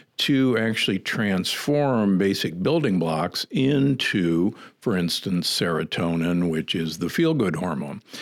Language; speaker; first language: English; native; English